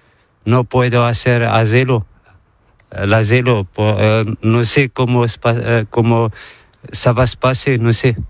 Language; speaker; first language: Spanish; non-native, learner; Arabic